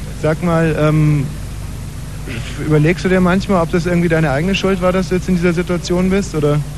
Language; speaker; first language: German; native; German